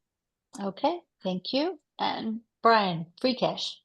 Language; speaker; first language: English; native; English